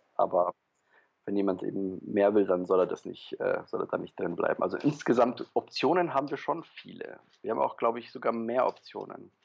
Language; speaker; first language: German; early bilingual, other home language; Polish